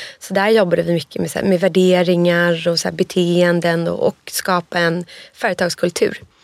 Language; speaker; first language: Swedish; native; Swedish